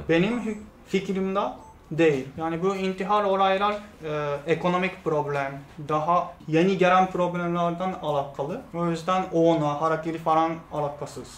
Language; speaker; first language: Turkish; non-native, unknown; Japanese